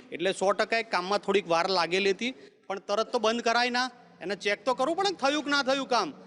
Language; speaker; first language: Gujarati; native; Gujarati